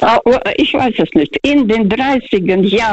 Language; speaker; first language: German; non-native, fluent; Russian